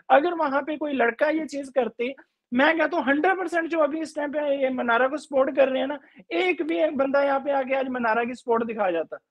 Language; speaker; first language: Hindi; native; Hindi